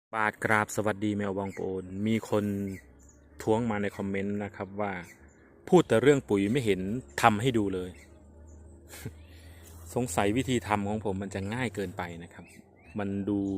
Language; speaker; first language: Thai; native; Thai